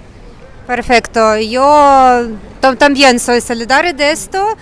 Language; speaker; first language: Spanish; non-native, learner; Ukrainian